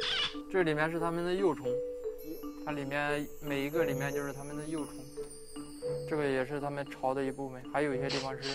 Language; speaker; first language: Chinese; native; Chinese